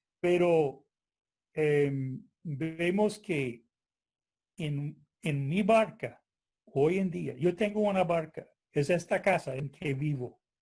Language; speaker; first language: Spanish; non-native, fluent; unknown